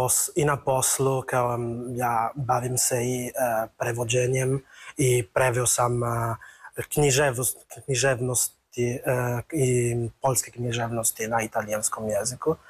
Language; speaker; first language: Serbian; non-native, fluent; Italian